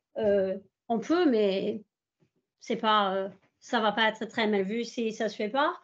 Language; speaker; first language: French; non-native, fluent; English